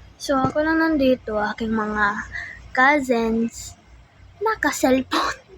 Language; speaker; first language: Filipino; non-native, local second language; Cebuano